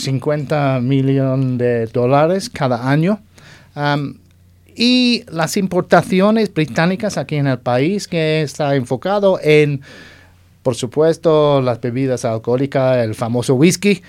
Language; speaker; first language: Spanish; non-native, fluent; English